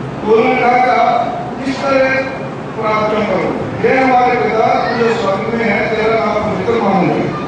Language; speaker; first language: Hindi; non-native, local second language; Punjabi